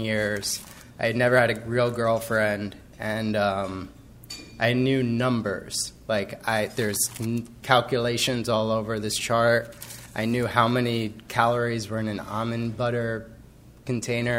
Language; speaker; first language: English; native; English